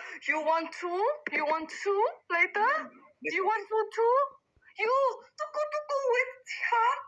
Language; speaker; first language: English; non-native, learner; Thai